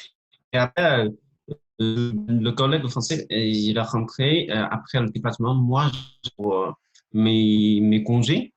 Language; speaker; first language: French; non-native, fluent; Chinese